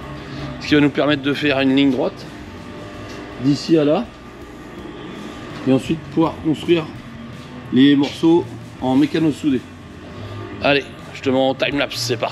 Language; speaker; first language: French; native; French